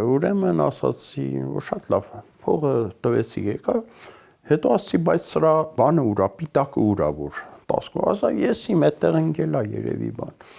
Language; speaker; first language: Armenian; early bilingual, heritage; Armenian